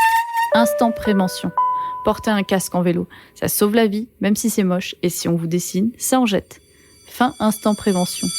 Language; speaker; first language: French; native; French